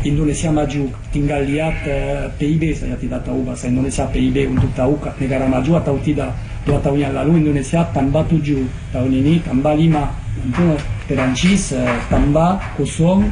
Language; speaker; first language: Indonesian; non-native, fluent; French